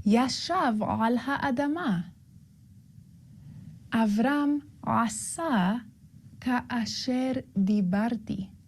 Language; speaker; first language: Hebrew; non-native, learner; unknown